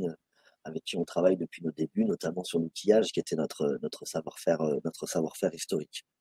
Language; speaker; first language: French; native; French